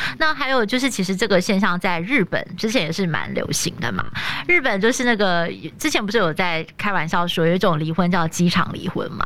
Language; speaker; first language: Chinese; native; Chinese